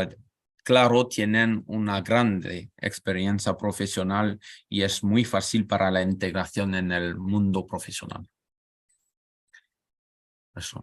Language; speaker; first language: Spanish; non-native, learner; French